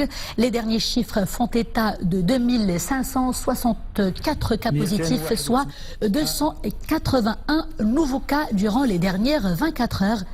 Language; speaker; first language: French; non-native, local second language; Arabic